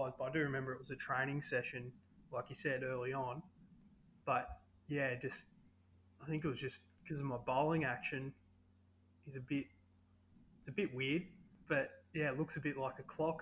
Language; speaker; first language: English; native; English